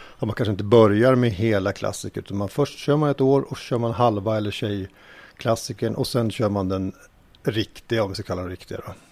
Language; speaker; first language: Swedish; native; Swedish